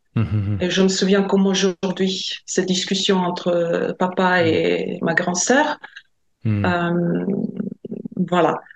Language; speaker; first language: French; non-native, fluent; Latvian